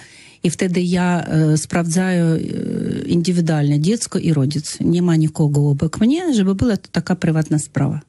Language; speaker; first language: Polish; non-native, learner; Russian